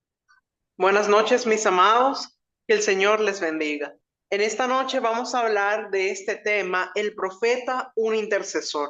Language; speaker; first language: Spanish; native; Spanish